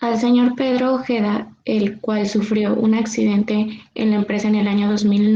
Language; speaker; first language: Spanish; native; Spanish